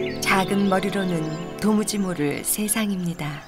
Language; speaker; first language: Korean; native; Korean